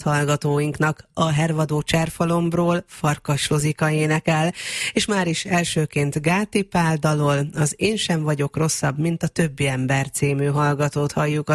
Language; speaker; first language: Hungarian; native; Hungarian